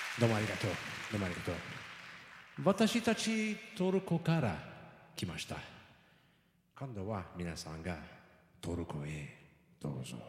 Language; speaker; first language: Japanese; non-native, learner; Turkish